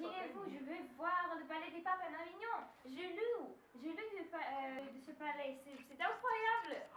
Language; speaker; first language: French; non-native, learner; Russian